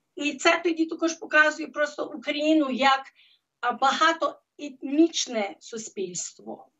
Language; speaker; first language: Ukrainian; early bilingual, heritage; Ukrainian